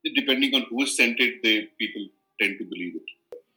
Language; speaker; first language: English; non-native, local second language; Kashmiri